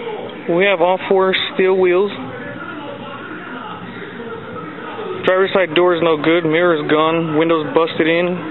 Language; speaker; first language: English; native; English